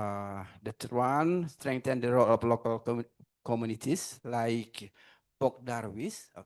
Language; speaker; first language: English; non-native, learner; Indonesian